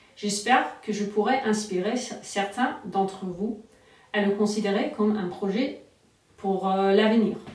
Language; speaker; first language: French; non-native, fluent; English